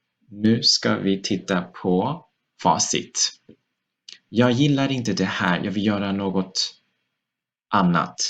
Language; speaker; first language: Swedish; non-native, fluent; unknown